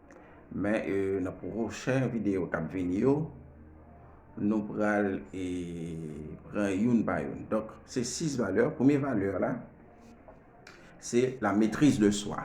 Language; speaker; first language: French; non-native, learner; Haitian Creole